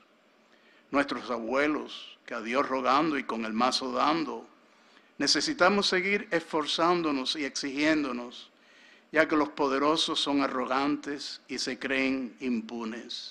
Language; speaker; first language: Spanish; native; Spanish